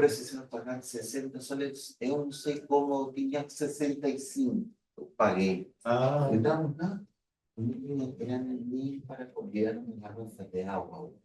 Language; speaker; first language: Portuguese; non-native, fluent; Spanish